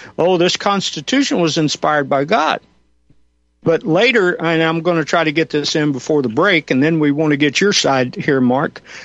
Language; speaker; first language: English; native; English